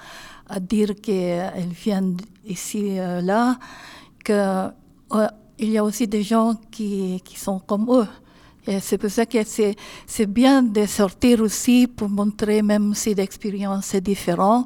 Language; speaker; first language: French; non-native, learner; Filipino